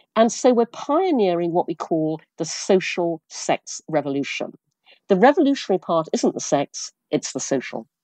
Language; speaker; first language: English; early bilingual, other home language; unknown